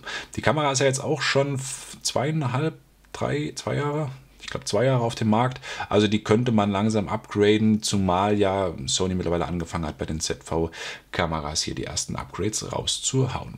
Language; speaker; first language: German; native; German